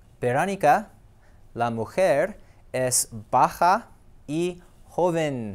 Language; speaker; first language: Spanish; non-native, fluent; English